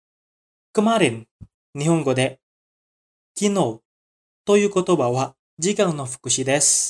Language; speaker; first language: Japanese; non-native, fluent; Indonesian